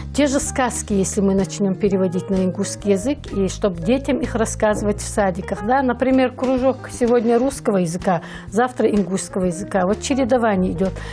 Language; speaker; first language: Russian; non-native, local second language; Ingush